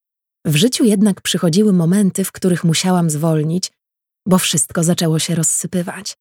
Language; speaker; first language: Polish; native; Polish